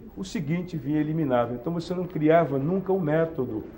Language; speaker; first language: Portuguese; native; Portuguese